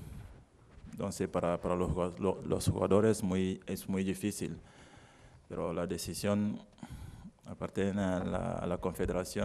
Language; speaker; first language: Spanish; non-native, learner; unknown